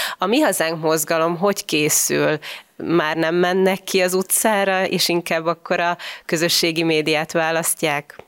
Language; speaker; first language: Hungarian; native; Hungarian